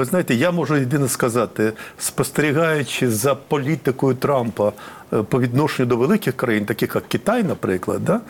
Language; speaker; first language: Ukrainian; native; Ukrainian